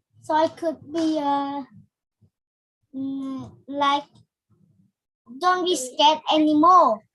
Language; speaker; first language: English; non-native, learner; Vietnamese